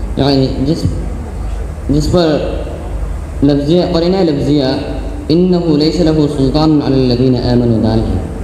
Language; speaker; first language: Urdu; non-native, local second language; Bangla